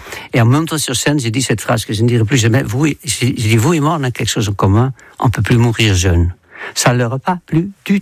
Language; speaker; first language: French; non-native, fluent; Dutch